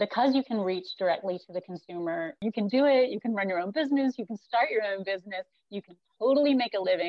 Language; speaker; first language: English; native; English